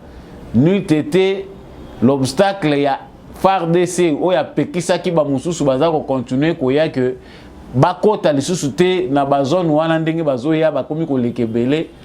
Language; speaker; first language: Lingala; native; Lingala